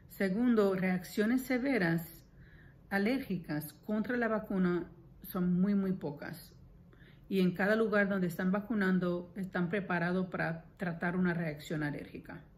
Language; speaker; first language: Spanish; non-native, fluent; English